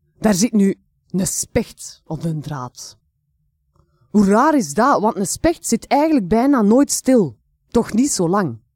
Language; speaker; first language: Dutch; native; Dutch